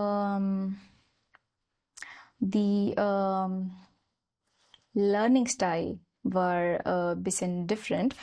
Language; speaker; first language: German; non-native, learner; Marathi